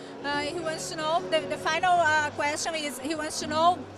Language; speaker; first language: English; non-native, learner; Portuguese